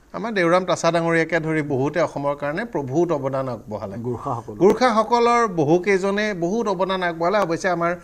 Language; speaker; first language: Assamese; native; Assamese